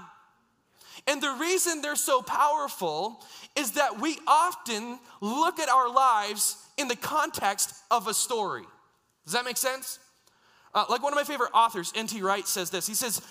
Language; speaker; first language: English; native; English